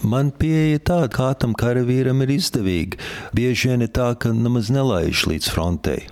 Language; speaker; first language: Latvian; early bilingual, heritage; Latvian